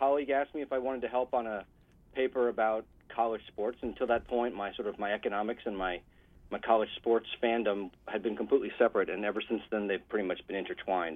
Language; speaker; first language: English; native; English